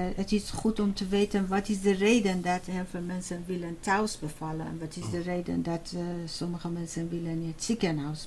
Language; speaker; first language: Dutch; non-native, fluent; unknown